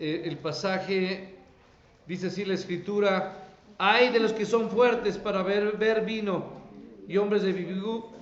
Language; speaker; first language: Spanish; native; Spanish